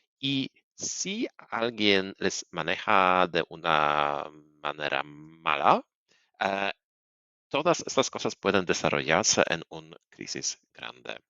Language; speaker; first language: Spanish; non-native, fluent; Polish